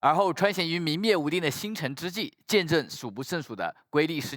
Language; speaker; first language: Chinese; native; Chinese